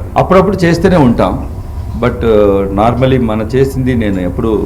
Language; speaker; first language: Telugu; non-native, learner; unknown